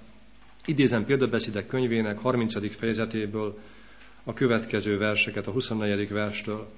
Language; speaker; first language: Hungarian; native; Hungarian